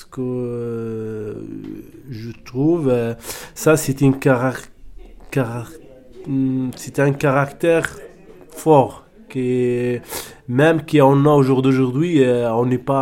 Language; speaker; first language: French; non-native, learner; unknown